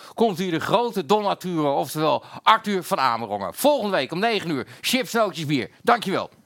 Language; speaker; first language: Dutch; native; Dutch